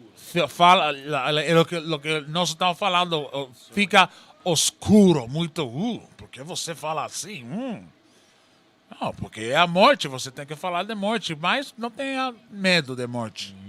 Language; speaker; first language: Portuguese; non-native, learner; Spanish